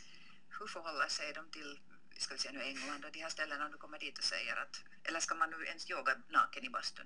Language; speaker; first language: Swedish; native; Swedish